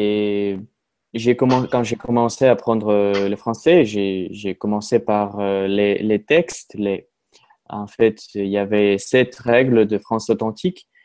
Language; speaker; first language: French; non-native, fluent; Russian